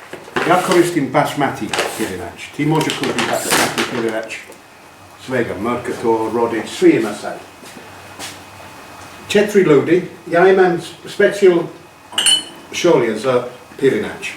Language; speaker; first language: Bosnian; non-native, learner; English